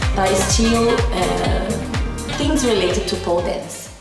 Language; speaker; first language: English; non-native, fluent; Portuguese